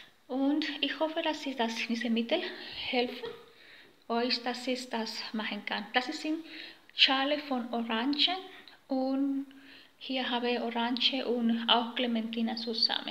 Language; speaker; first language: German; non-native, learner; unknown